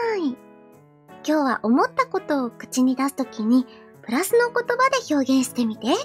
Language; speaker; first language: Japanese; native; Japanese